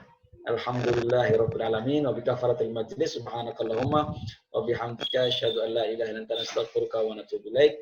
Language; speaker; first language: Arabic; non-native, fluent; Indonesian